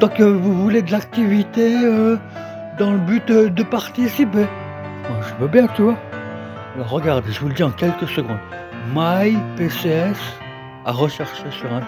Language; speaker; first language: French; native; French